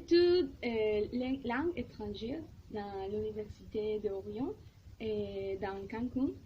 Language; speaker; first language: French; non-native, learner; Spanish